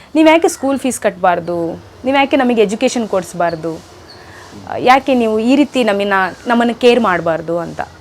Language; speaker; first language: Kannada; non-native, local second language; Urdu